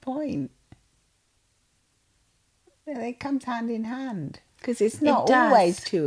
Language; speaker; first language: English; native; English